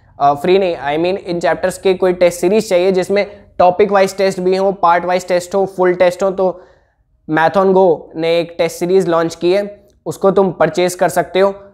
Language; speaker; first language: Hindi; native; Hindi